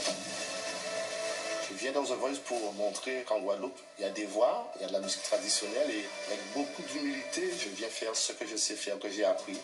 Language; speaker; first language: French; native; French